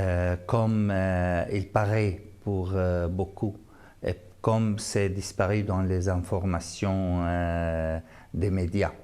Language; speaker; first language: French; non-native, fluent; Arabic